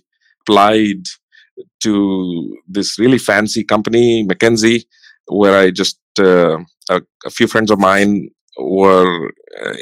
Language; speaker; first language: English; non-native, local second language; Hindi